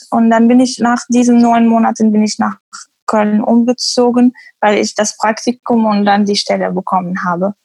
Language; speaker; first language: German; non-native, fluent; Arabic